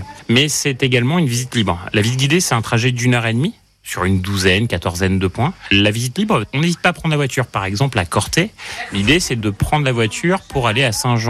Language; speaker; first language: French; native; French